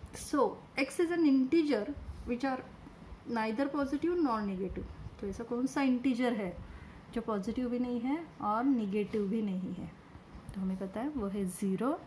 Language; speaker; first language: Hindi; non-native, local second language; Marathi